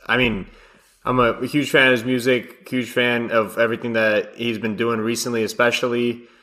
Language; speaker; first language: English; early bilingual, other home language; Russian